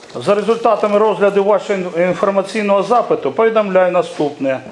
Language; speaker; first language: Ukrainian; non-native, local second language; Russian